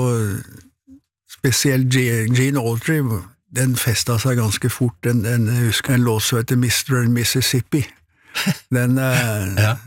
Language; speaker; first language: Norwegian; native; Norwegian